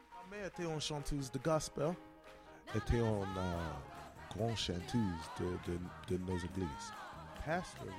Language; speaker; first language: French; non-native, learner; English